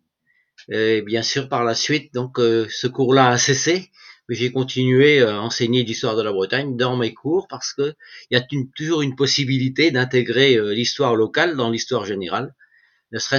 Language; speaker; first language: French; native; French